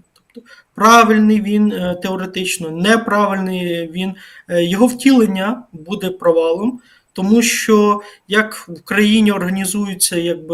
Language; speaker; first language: Ukrainian; native; Ukrainian